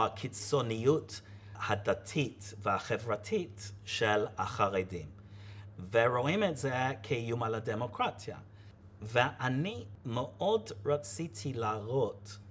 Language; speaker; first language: Hebrew; non-native, fluent; English